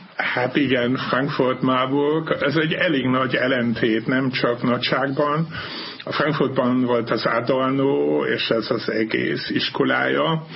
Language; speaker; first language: Hungarian; non-native, fluent; German